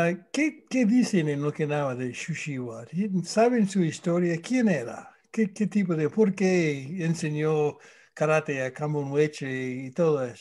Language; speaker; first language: Spanish; non-native, fluent; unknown